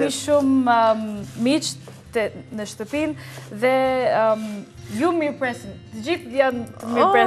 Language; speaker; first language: Albanian; non-native, learner; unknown